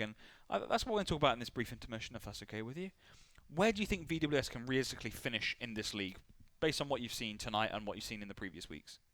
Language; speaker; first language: English; native; English